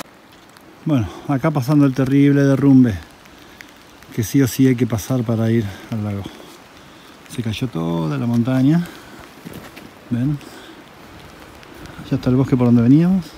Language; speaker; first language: Spanish; native; Spanish